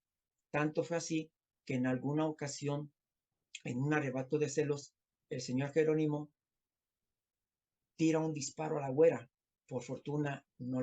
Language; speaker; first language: Spanish; native; Spanish